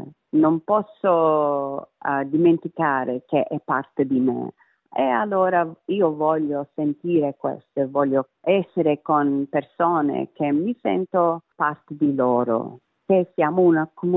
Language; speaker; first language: Italian; early bilingual, heritage; Italian